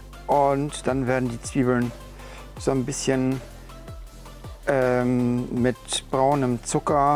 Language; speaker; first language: German; native; German